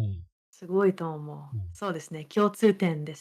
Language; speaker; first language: Japanese; non-native, fluent; English